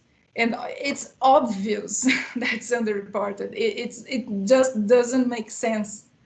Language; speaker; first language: English; non-native, fluent; Portuguese